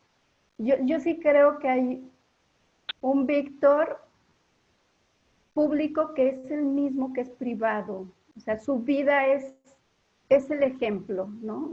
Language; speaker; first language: Spanish; native; Spanish